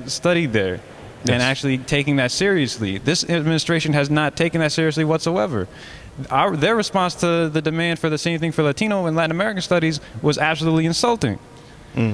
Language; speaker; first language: English; native; English